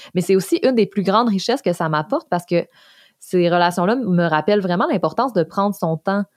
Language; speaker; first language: French; native; French